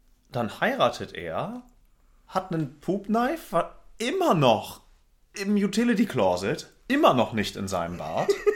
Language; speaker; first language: German; native; German